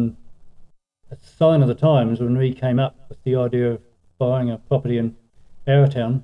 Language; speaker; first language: English; native; English